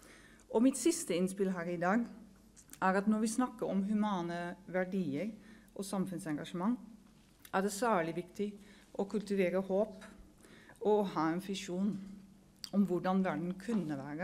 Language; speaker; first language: Norwegian; non-native, fluent; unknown